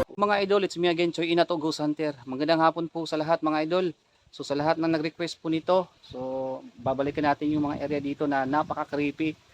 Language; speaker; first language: Filipino; non-native, local second language; Cebuano